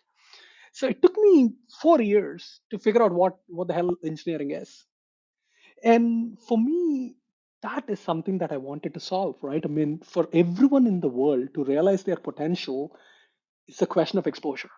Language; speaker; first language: English; non-native, local second language; Telugu